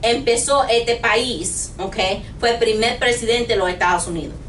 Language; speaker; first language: Spanish; non-native, learner; English